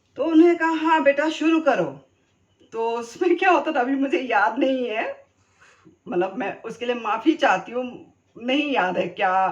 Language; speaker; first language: Hindi; non-native, local second language; Assamese